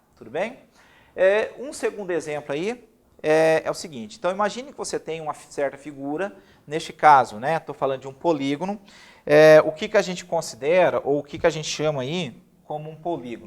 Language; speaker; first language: Portuguese; native; Portuguese